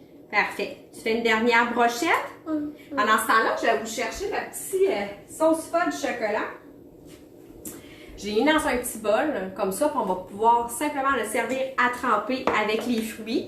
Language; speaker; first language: French; native; French